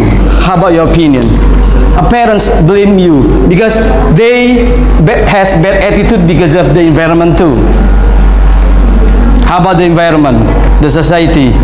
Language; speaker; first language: English; non-native, fluent; Indonesian